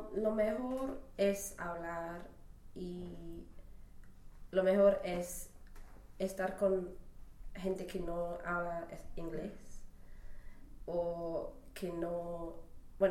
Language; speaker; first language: Spanish; non-native, fluent; English